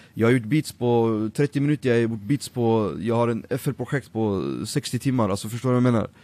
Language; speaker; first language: Swedish; early bilingual, other home language; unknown